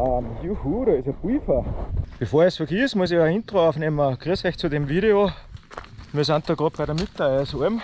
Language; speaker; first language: German; native; German